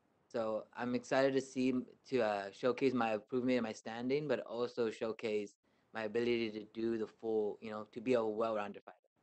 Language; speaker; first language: English; early bilingual, other home language; Spanish